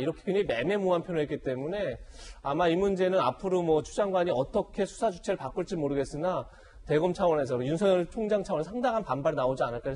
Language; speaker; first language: Korean; native; Korean